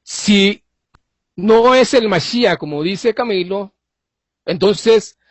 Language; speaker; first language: Spanish; native; Spanish